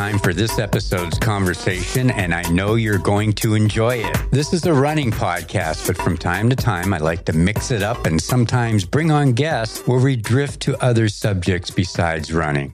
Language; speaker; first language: English; native; English